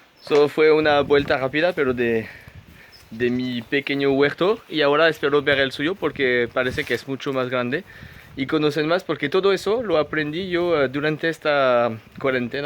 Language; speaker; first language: Spanish; non-native, fluent; French